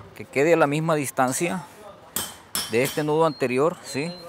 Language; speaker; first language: Spanish; native; Spanish